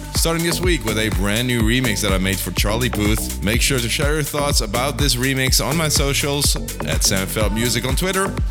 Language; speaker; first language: English; non-native, fluent; Dutch